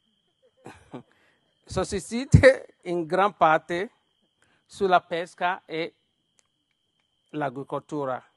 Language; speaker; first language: Italian; non-native, learner; Yoruba